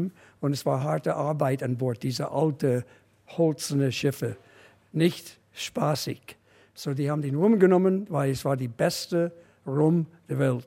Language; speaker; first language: German; non-native, fluent; English